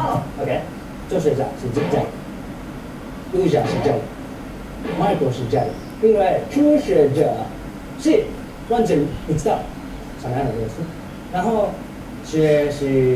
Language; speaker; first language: Chinese; non-native, fluent; Thai